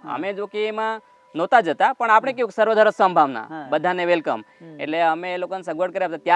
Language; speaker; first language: Gujarati; non-native, local second language; Kukna